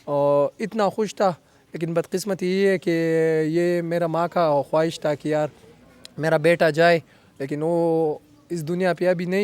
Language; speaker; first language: Hindi; non-native, local second language; Pashto